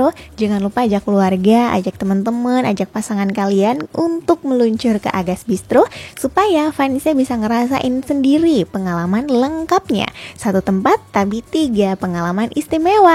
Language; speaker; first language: Indonesian; native; Indonesian